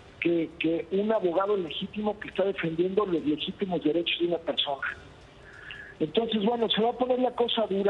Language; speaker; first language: Spanish; native; Spanish